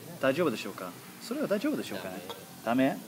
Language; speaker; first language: Japanese; non-native, learner; English